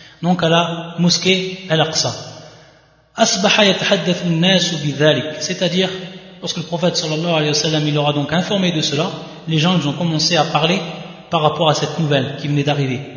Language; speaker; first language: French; native; French